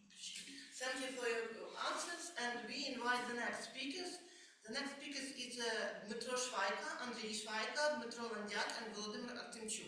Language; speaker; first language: English; non-native, learner; Ukrainian